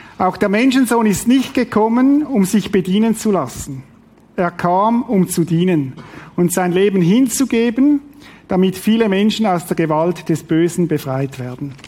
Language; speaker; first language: German; native; German